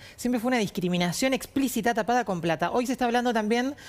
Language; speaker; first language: Spanish; native; Spanish